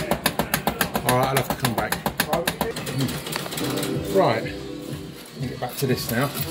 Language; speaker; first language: English; native; English